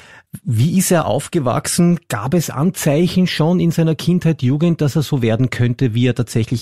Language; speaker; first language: German; native; German